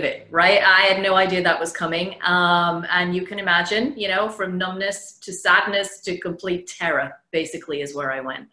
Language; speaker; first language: English; native; English